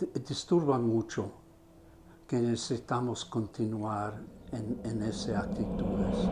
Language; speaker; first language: Spanish; non-native, fluent; German